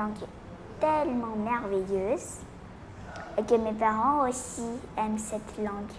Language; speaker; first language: French; non-native, learner; Chinese